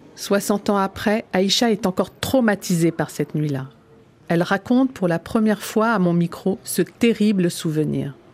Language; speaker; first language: French; native; French